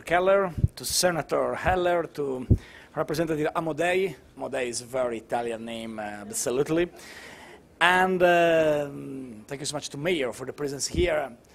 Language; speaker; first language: English; non-native, learner; Italian